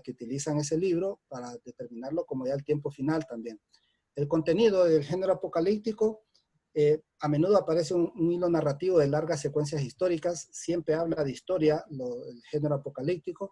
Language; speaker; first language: Spanish; native; Spanish